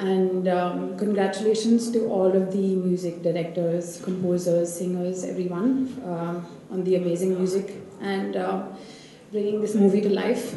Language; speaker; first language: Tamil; non-native, learner; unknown